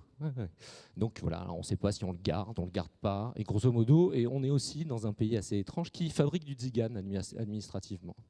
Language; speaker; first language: French; native; French